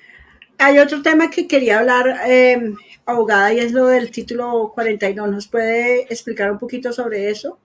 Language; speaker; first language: Spanish; native; Spanish